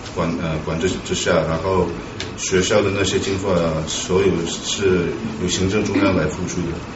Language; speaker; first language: Chinese; non-native, local second language; Tibetan